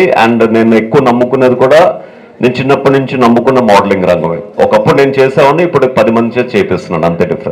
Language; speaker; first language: Telugu; native; Telugu